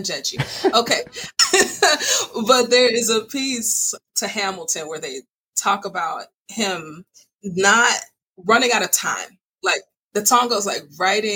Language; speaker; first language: English; native; English